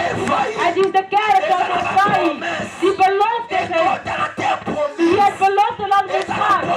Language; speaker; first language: Dutch; non-native, fluent; Lingala